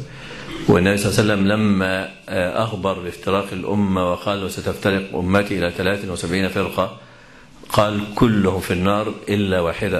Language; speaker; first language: Arabic; native; Arabic